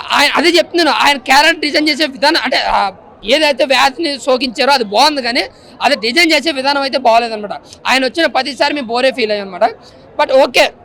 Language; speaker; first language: Telugu; native; Telugu